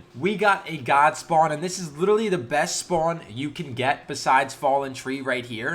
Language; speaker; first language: English; native; English